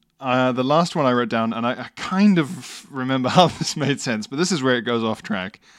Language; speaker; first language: English; native; English